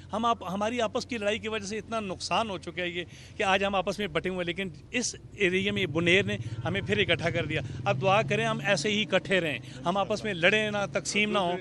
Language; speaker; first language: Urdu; native; Urdu